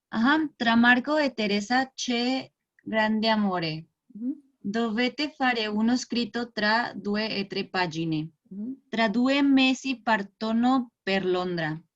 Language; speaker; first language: Italian; non-native, learner; Spanish